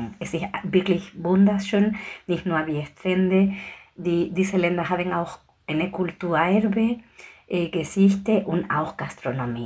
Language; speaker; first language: German; non-native, fluent; Spanish